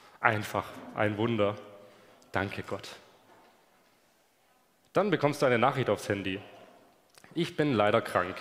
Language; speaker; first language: German; native; German